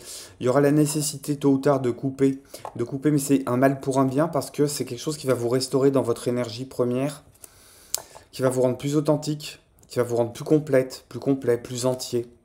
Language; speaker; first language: French; native; French